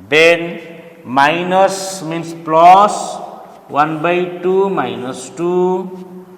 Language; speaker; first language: English; non-native, local second language; Odia